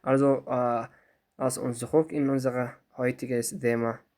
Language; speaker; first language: German; non-native, fluent; Somali